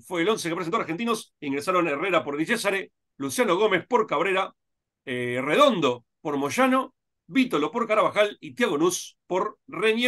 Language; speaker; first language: Spanish; native; Spanish